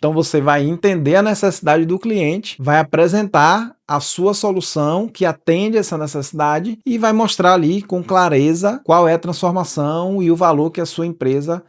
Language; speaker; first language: Portuguese; native; Portuguese